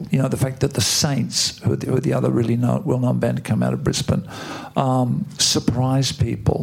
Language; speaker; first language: English; native; English